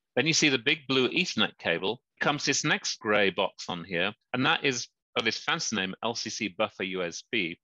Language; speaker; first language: English; native; English